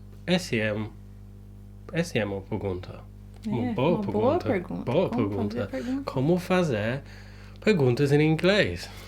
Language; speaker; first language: Portuguese; non-native, fluent; English